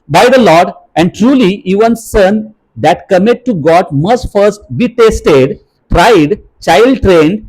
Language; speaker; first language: English; non-native, local second language; Marathi